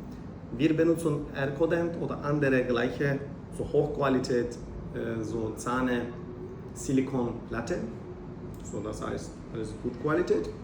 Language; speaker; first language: German; non-native, learner; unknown